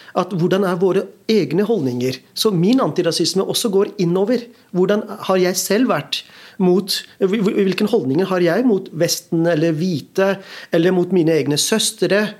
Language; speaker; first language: Norwegian; early bilingual, other home language; Urdu